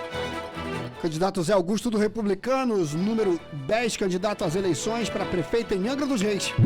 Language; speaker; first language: Portuguese; native; Portuguese